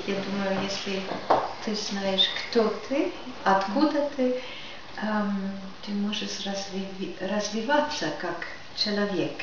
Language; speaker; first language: Russian; non-native, fluent; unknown